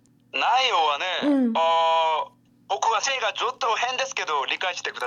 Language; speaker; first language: Japanese; non-native, learner; Korean